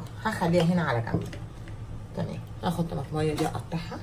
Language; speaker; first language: Arabic; native; Arabic